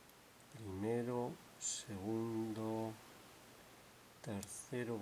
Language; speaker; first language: Spanish; native; Spanish